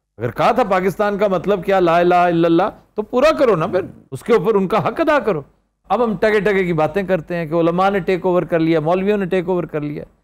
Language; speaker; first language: Urdu; non-native, local second language; Punjabi